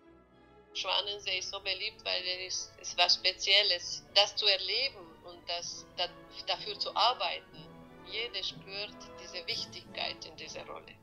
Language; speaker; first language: German; non-native, fluent; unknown